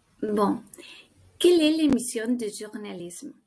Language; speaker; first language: French; non-native, fluent; Spanish